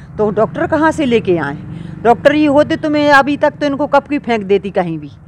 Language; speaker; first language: Hindi; native; Hindi